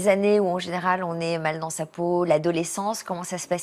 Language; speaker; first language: French; native; French